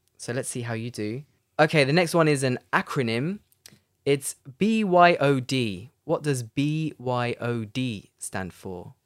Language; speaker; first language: English; native; English